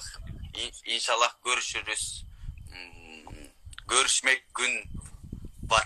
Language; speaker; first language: Turkish; non-native, learner; Kyrgyz